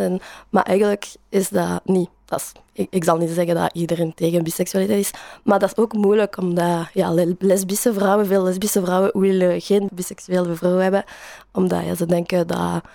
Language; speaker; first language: Dutch; non-native, learner; French